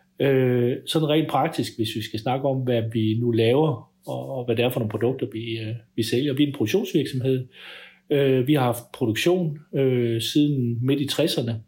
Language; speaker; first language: Danish; native; Danish